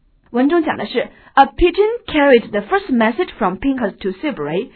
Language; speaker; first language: English; non-native, fluent; Chinese